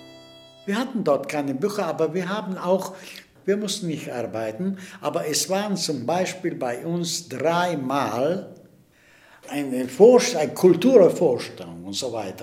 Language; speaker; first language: German; early bilingual, heritage; Czech